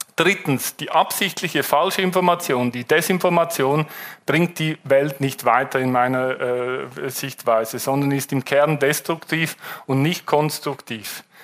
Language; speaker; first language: German; native; German